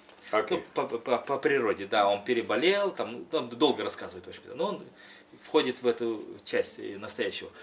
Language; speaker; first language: Russian; non-native, local second language; Kyrgyz